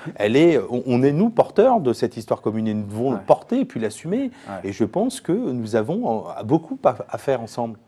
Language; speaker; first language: French; native; French